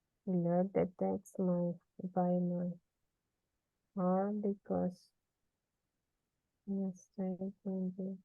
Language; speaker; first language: English; non-native, learner; Spanish